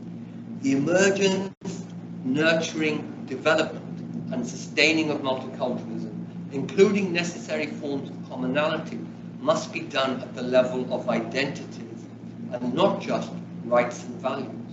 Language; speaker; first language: English; early bilingual, other home language; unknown